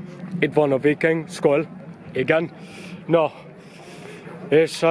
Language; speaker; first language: Hungarian; non-native, learner; English